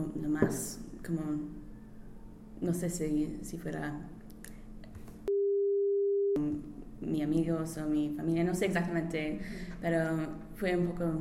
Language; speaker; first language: Spanish; non-native, learner; English